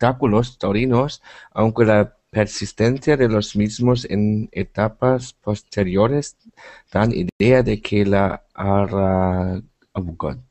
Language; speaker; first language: Spanish; non-native, learner; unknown